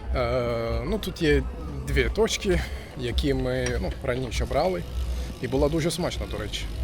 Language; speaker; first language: Ukrainian; non-native, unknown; Turkish